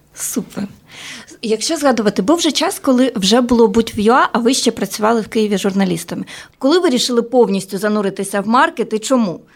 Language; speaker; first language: Ukrainian; native; Ukrainian